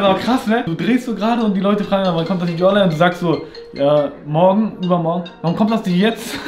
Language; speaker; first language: German; native; German